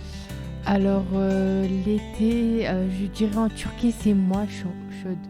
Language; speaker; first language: French; early bilingual, other home language; Turkish